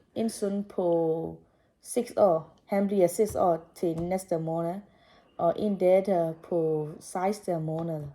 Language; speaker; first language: Danish; non-native, learner; Burmese